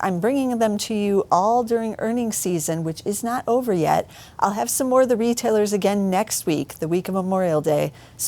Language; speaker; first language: English; native; English